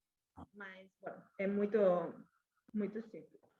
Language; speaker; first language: Portuguese; non-native, fluent; Catalan